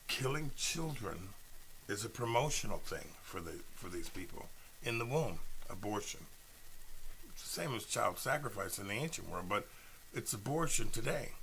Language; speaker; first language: English; native; English